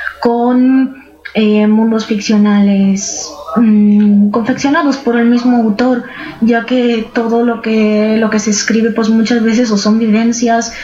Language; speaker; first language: Spanish; non-native, fluent; Romanian